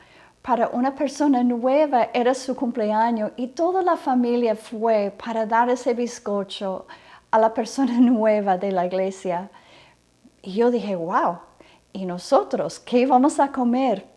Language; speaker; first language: Spanish; non-native, fluent; English